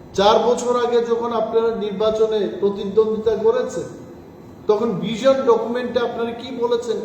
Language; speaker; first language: Bangla; non-native, local second language; Kok Borok